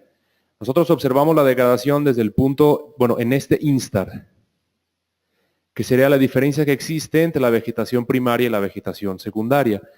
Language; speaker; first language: Spanish; native; Spanish